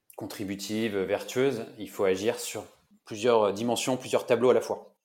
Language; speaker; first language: French; native; French